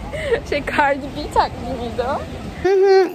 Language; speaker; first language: Turkish; native; Turkish